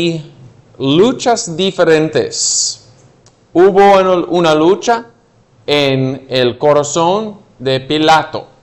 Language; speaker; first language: Spanish; non-native, fluent; English